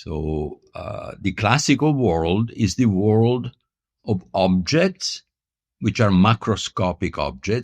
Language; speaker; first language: English; non-native, fluent; Italian